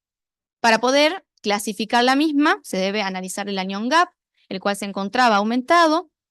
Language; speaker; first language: Spanish; native; Spanish